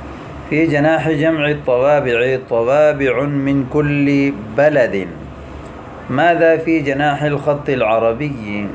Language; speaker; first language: Arabic; non-native, fluent; Urdu